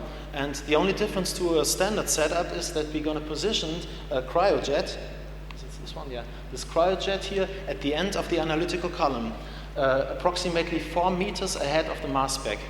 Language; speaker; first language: English; non-native, fluent; German